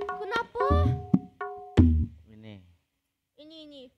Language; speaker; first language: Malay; non-native, learner; German